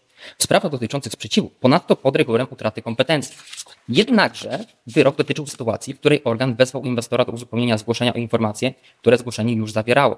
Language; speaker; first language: Polish; native; Polish